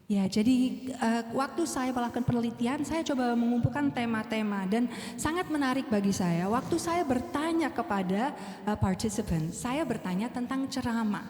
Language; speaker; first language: Indonesian; non-native, fluent; English